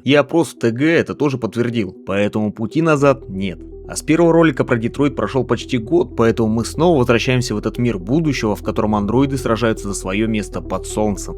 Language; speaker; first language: Russian; native; Russian